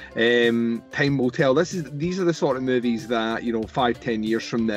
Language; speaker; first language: English; native; English